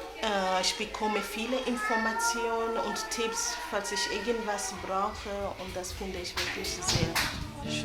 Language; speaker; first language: German; non-native, fluent; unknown